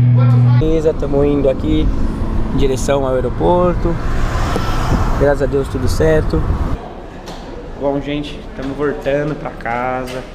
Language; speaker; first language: Portuguese; native; Portuguese